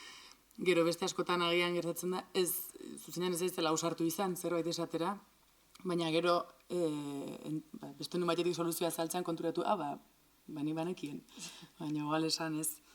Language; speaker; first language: Basque; native; Basque